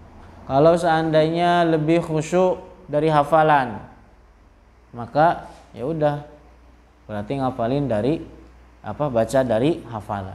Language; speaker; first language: Indonesian; native; Indonesian